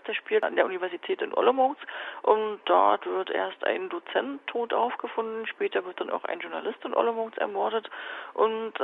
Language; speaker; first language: German; native; German